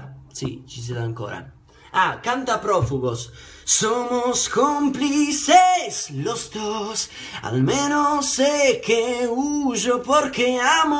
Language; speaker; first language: Spanish; non-native, fluent; Italian